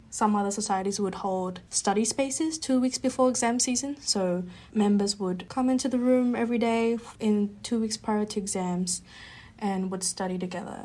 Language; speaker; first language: English; native; English